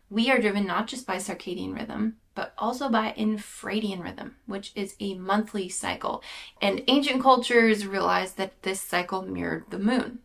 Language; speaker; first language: English; native; English